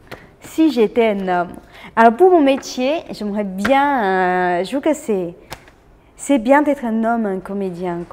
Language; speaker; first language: French; non-native, fluent; Chinese